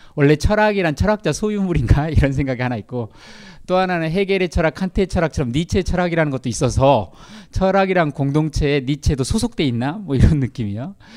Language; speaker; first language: Korean; native; Korean